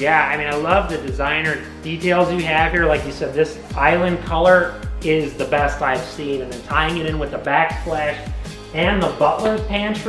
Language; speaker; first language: English; native; English